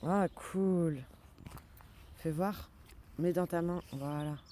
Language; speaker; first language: French; native; French